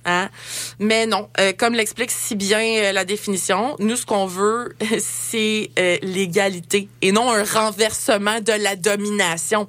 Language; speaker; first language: French; native; French